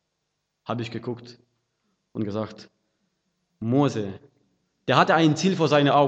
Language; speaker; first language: German; non-native, fluent; Russian